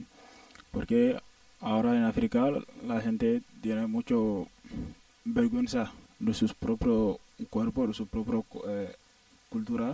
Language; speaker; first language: Spanish; non-native, learner; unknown